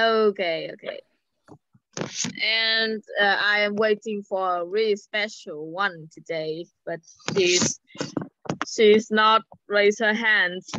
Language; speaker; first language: English; non-native, fluent; Vietnamese